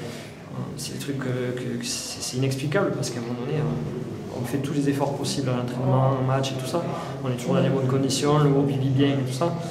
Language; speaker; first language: French; native; French